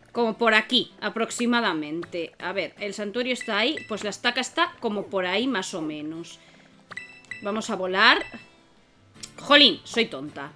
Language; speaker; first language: Spanish; native; Spanish